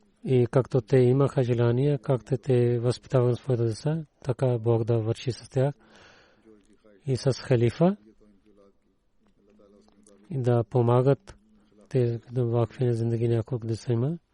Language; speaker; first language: Bulgarian; non-native, learner; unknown